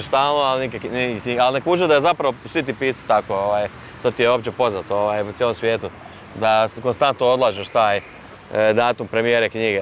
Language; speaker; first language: Serbian; native; Serbian